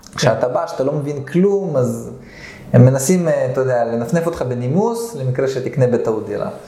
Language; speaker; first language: Hebrew; early bilingual, other home language; Russian